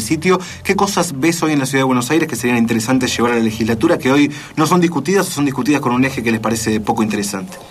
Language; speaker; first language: Spanish; native; Spanish